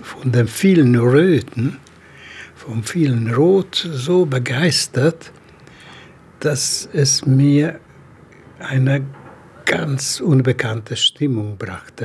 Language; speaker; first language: German; non-native, fluent; Hungarian